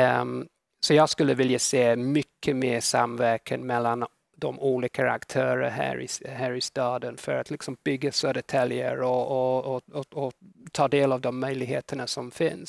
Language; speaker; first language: Swedish; non-native, fluent; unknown